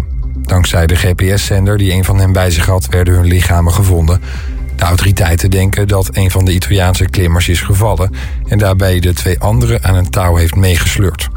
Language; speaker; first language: Dutch; native; Dutch